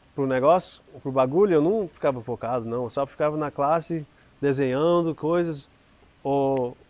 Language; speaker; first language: Portuguese; early bilingual, heritage; Portuguese